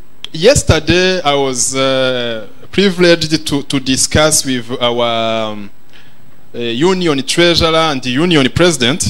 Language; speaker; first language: English; non-native, local second language; Kinyarwanda